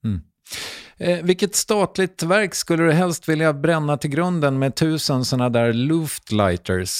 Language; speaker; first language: Swedish; native; Swedish